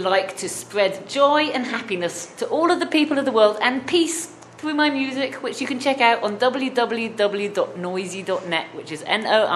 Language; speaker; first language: English; native; English